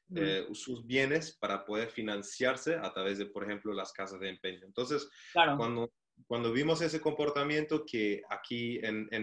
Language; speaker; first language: Spanish; non-native, fluent; German